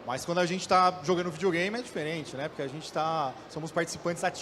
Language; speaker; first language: Portuguese; native; Portuguese